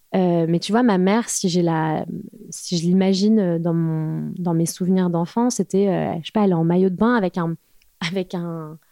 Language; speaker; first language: French; native; French